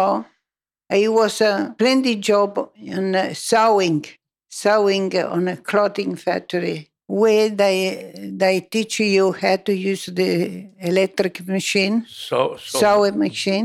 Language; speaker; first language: English; non-native, learner; Italian